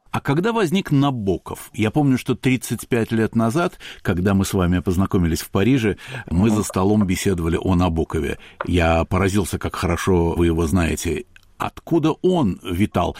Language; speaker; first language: Russian; native; Russian